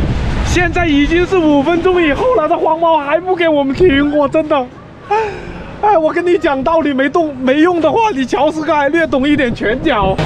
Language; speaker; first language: Chinese; native; Chinese